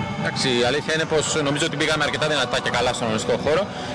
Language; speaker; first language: Greek; native; Greek